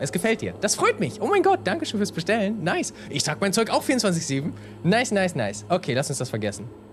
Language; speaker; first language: German; native; German